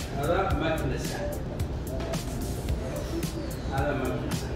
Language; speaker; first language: Arabic; non-native, learner; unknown